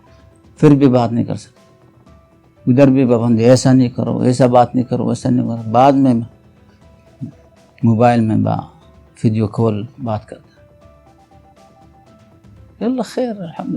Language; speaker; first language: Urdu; non-native, local second language; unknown